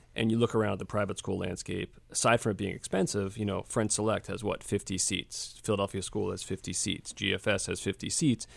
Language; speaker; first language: English; native; English